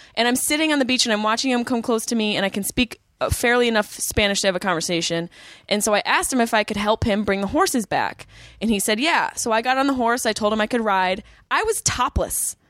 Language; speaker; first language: English; native; English